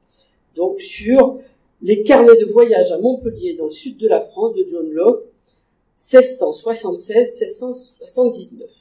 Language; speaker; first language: French; native; French